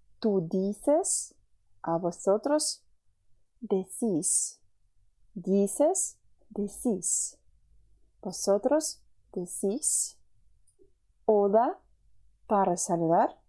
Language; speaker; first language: Spanish; non-native, fluent; Ukrainian